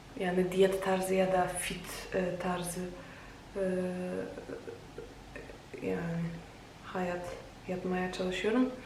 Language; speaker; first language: Turkish; non-native, fluent; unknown